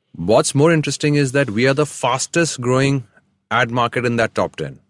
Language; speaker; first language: English; non-native, local second language; Tamil